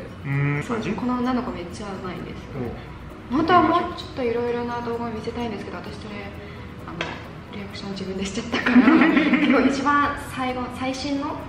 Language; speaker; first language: Japanese; non-native, fluent; Mongolian